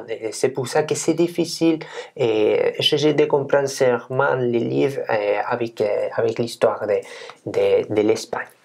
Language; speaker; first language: French; non-native, fluent; Spanish